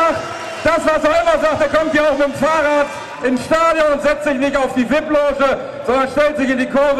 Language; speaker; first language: German; native; German